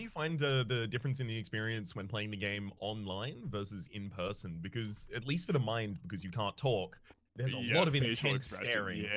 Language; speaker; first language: English; native; English